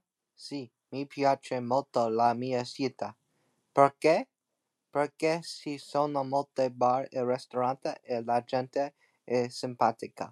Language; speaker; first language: Italian; non-native, learner; English